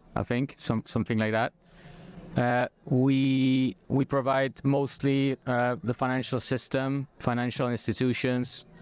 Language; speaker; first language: English; non-native, fluent; French